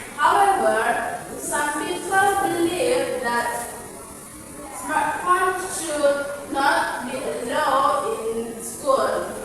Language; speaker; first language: English; non-native, fluent; Indonesian